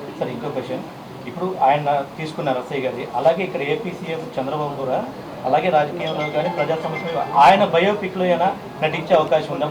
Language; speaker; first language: Telugu; native; Telugu